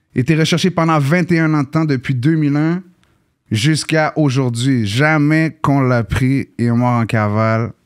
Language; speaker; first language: French; early bilingual, other home language; English